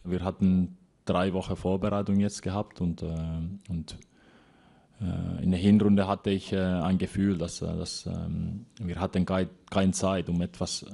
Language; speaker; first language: German; non-native, fluent; Finnish